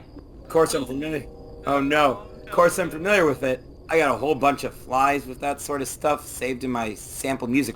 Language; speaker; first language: English; native; English